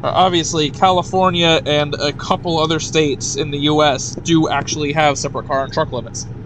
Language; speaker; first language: English; native; English